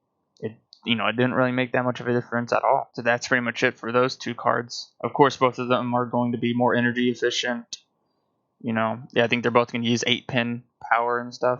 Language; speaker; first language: English; native; English